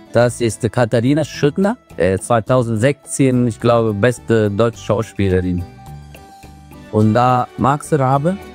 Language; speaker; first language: German; non-native, fluent; Italian